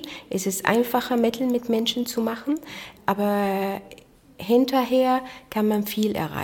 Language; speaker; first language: German; non-native, fluent; Arabic